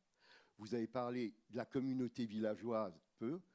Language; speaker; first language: French; native; French